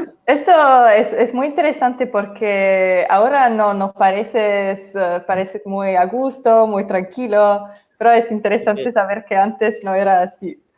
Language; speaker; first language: Spanish; non-native, fluent; English